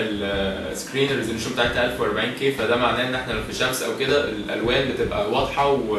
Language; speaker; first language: Arabic; native; Arabic